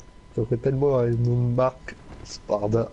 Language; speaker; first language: French; native; French